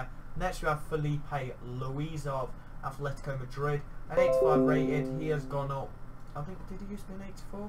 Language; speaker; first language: English; native; English